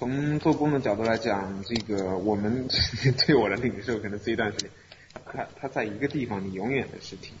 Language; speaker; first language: Chinese; native; Chinese